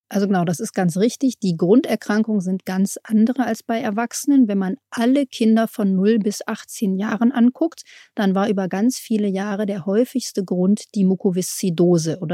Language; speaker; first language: German; native; German